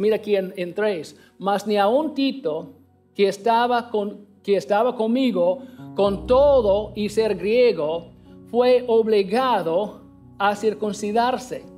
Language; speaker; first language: Spanish; non-native, learner; English